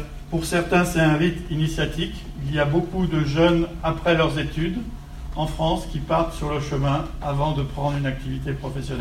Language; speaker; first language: French; native; French